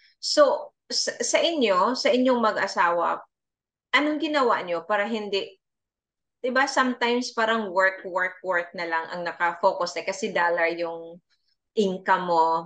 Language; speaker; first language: Filipino; non-native, local second language; Cebuano